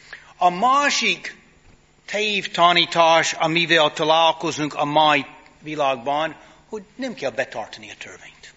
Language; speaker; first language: Hungarian; non-native, fluent; English